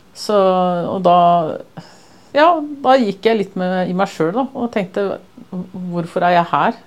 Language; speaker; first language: Norwegian; native; Norwegian